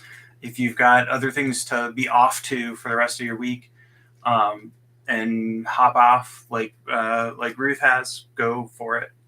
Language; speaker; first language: English; native; English